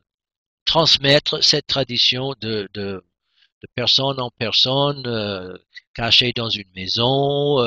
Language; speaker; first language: French; non-native, fluent; English